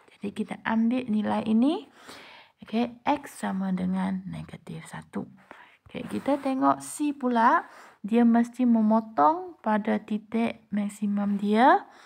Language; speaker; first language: Malay; non-native, local second language; Chinese